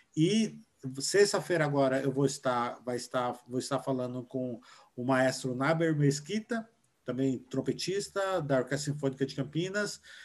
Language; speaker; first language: Portuguese; native; Portuguese